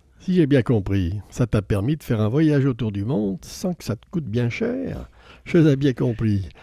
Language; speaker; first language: French; native; French